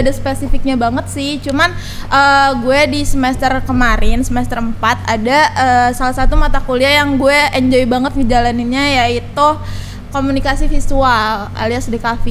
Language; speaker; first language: Indonesian; native; Indonesian